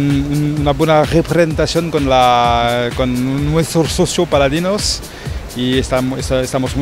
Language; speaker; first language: Spanish; non-native, fluent; French